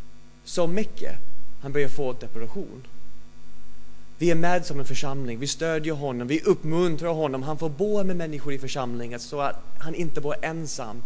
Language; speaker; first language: Swedish; non-native, fluent; English